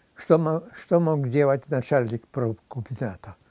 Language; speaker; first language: Russian; non-native, fluent; Polish